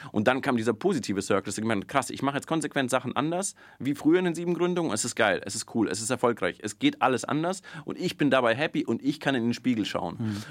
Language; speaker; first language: German; early bilingual, other home language; Russian